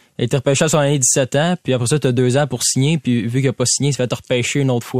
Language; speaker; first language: French; native; French